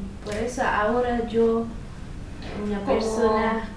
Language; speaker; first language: Spanish; non-native, learner; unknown